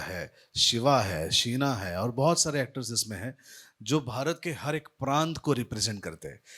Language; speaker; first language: Hindi; non-native, local second language; Marathi